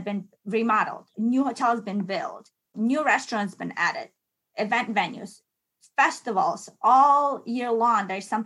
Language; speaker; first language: English; non-native, fluent; Ukrainian